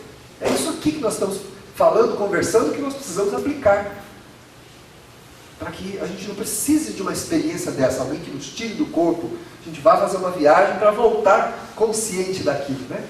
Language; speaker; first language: Portuguese; native; Portuguese